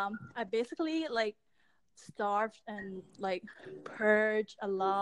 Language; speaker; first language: English; non-native, local second language; Cantonese